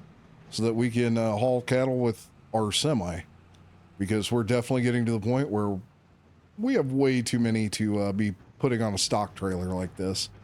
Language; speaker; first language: English; native; English